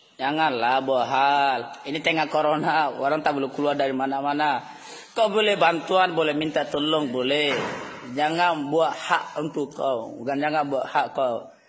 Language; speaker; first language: Malay; non-native, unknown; Rohingya